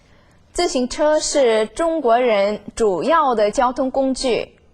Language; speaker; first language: Chinese; non-native, fluent; Korean